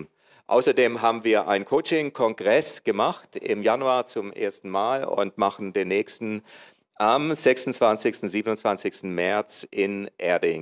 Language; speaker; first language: German; native; German